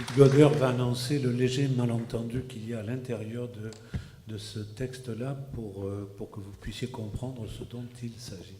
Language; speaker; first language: French; native; French